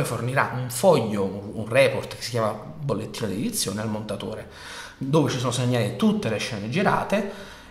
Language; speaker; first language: Italian; native; Italian